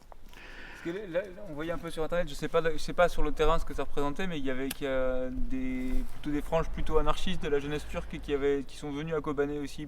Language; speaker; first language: French; native; French